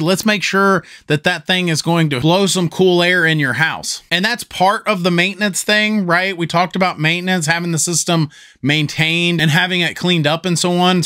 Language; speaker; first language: English; native; English